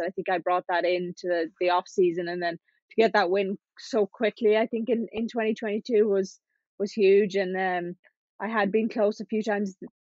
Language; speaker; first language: English; native; English